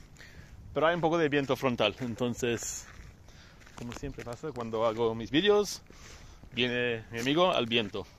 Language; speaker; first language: Spanish; non-native, fluent; English